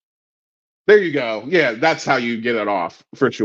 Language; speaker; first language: English; native; English